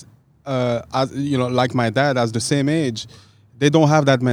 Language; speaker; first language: English; non-native, fluent; French